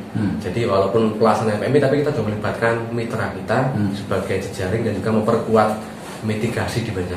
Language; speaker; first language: Indonesian; native; Indonesian